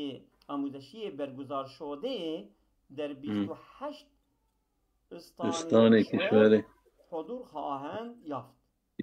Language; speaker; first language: Persian; non-native, fluent; Kurdish